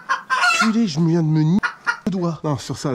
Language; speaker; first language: French; native; French